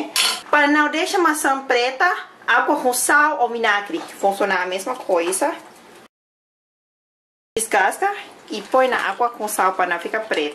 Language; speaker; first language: Portuguese; non-native, learner; Thai